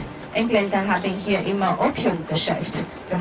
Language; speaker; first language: German; non-native, fluent; Chinese